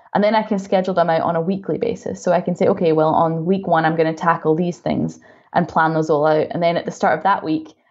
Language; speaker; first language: English; native; English